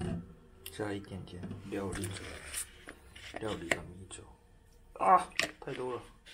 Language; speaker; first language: Chinese; non-native, fluent; Japanese